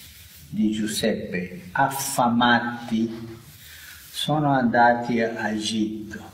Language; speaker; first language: Italian; non-native, fluent; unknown